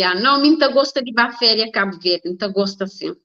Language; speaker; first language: Portuguese; non-native, learner; Kabuverdianu